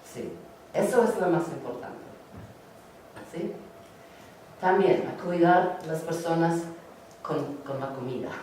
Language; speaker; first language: Spanish; non-native, learner; English